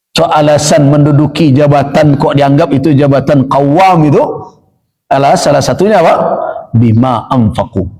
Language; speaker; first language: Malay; non-native, local second language; Minangkabau